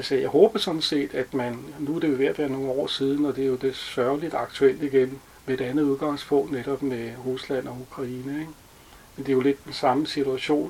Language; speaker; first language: Danish; native; Danish